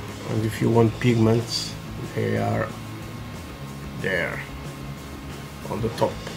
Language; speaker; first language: English; non-native, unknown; Portuguese